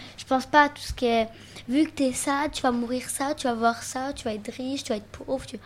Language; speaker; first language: French; native; French